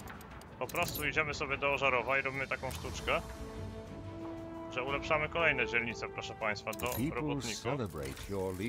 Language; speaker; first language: Polish; native; Polish